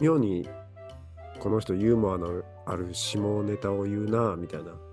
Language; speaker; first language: Japanese; native; Japanese